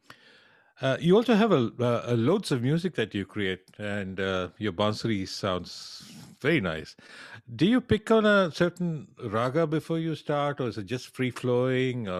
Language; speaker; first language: English; non-native, local second language; Tamil